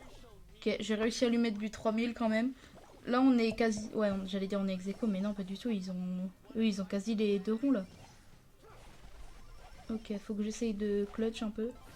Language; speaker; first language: French; native; French